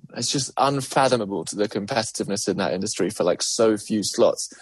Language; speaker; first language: English; native; English